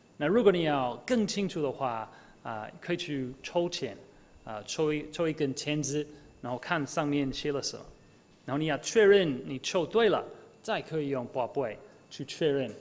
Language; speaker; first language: Chinese; non-native, fluent; English